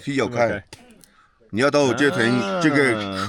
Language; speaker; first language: Chinese; native; Chinese